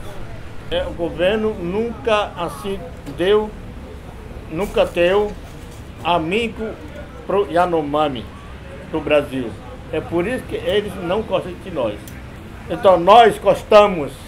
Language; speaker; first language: Portuguese; non-native, local second language; Yanomámi